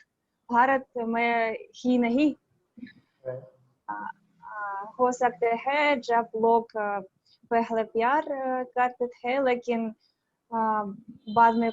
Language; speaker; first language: Hindi; non-native, learner; Russian